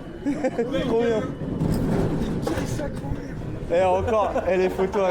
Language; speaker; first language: French; native; French